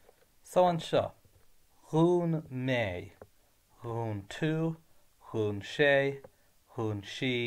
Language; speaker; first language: Irish; non-native, learner; English